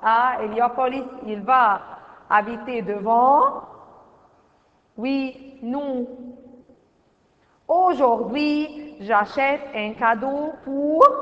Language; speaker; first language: French; non-native, fluent; Arabic